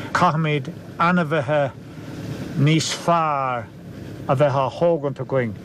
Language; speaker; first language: Irish; native; Irish